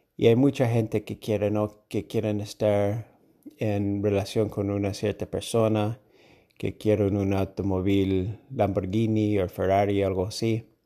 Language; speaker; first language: Spanish; non-native, learner; English